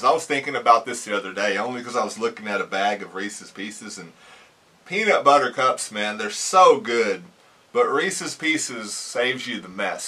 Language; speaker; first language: English; native; English